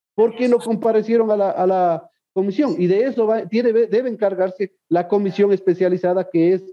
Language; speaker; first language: Spanish; native; Spanish